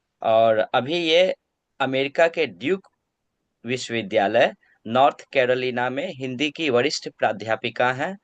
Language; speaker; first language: Hindi; native; Hindi